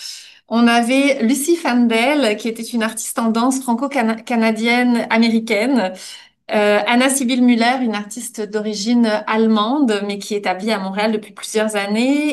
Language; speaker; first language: French; native; French